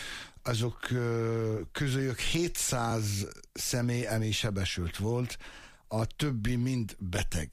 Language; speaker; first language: Hungarian; non-native, fluent; Arabic